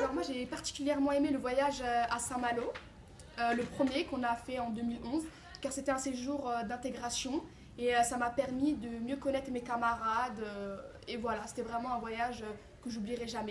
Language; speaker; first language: French; native; French